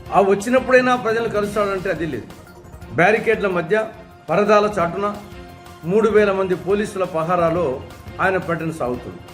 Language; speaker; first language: Telugu; native; Telugu